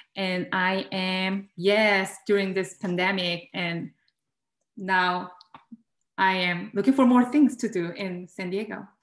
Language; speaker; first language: English; non-native, fluent; Korean